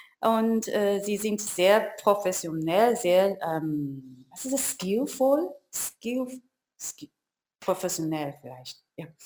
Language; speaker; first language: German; non-native, learner; Chinese